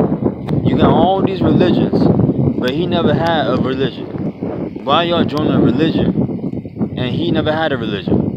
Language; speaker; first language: English; native; English